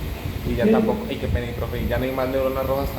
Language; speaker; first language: Spanish; native; Spanish